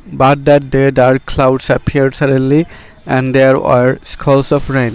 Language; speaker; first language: English; non-native, local second language; Bangla